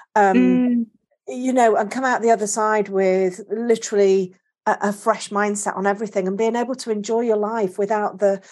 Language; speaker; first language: English; native; English